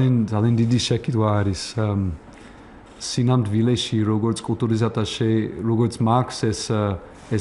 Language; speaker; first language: Georgian; non-native, learner; English